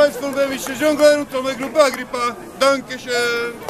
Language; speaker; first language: German; non-native, learner; Czech